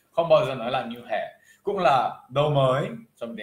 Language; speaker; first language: Vietnamese; non-native, fluent; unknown